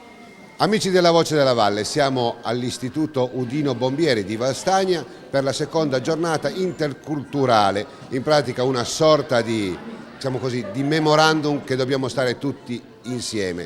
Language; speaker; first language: Italian; native; Italian